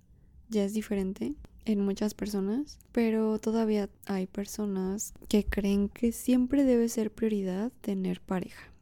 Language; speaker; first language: Spanish; native; Spanish